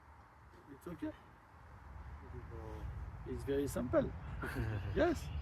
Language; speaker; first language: English; non-native, learner; French